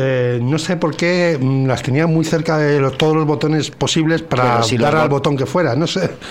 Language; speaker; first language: Spanish; native; Spanish